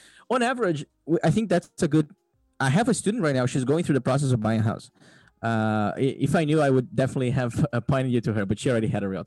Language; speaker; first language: English; non-native, fluent; Portuguese